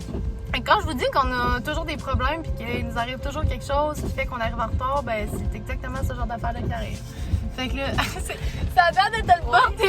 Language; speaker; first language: French; native; French